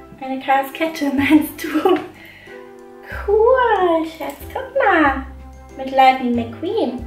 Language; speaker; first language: German; native; German